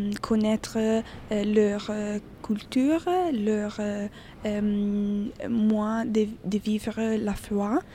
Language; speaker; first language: French; non-native, learner; Italian